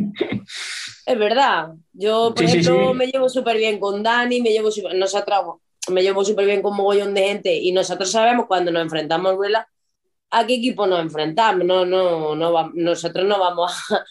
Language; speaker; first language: Spanish; native; Spanish